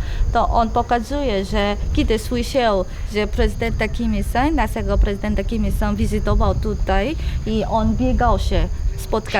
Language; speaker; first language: Polish; non-native, learner; Korean